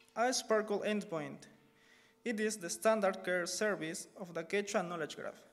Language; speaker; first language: English; non-native, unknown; Spanish